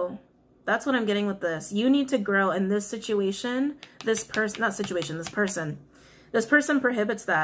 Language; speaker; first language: English; native; English